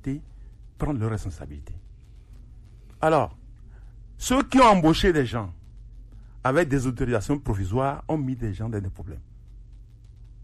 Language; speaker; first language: French; non-native, local second language; Ewe